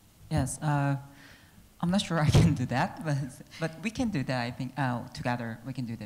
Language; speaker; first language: English; non-native, fluent; Korean